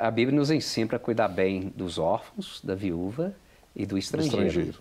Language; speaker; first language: Portuguese; native; Portuguese